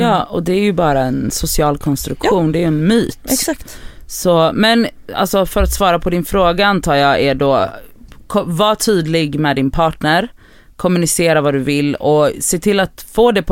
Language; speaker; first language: Swedish; native; Swedish